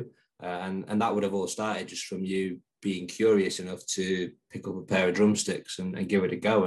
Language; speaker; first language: English; native; English